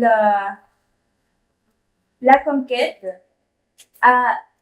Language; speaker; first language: French; non-native, learner; Spanish